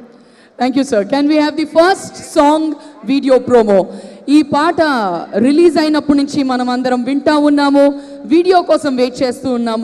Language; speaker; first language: Telugu; native; Telugu